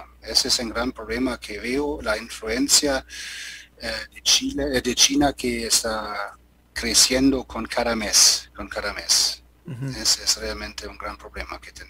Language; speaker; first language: Spanish; non-native, learner; German